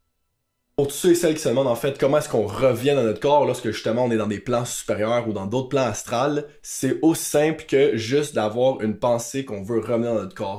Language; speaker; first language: French; native; French